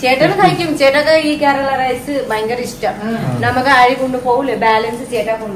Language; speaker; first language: Malayalam; non-native, learner; Nepali